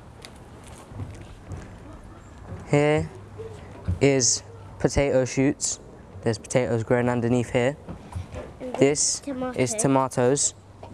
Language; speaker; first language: English; native; English